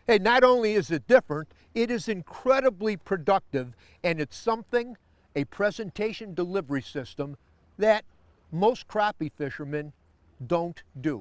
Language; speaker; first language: English; native; English